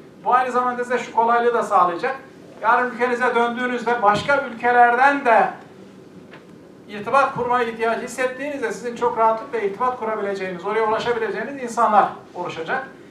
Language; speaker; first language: Turkish; native; Turkish